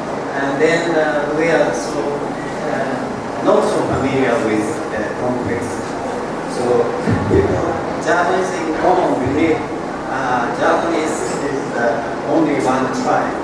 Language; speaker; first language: English; non-native, learner; Japanese